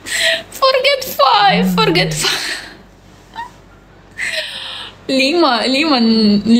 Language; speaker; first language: English; non-native, learner; Russian